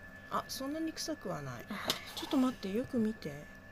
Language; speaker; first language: Japanese; native; Japanese